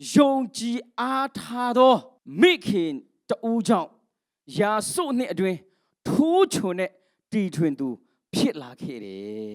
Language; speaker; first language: Burmese; non-native, local second language; Hakha Chin